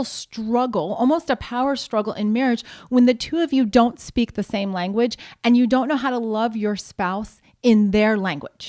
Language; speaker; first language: English; native; English